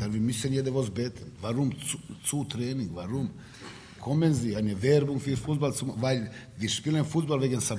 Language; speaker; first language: German; non-native, learner; Serbian